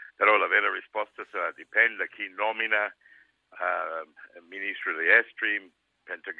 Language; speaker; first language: Italian; non-native, fluent; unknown